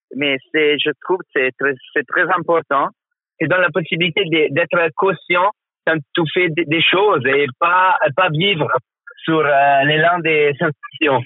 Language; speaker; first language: French; non-native, fluent; Italian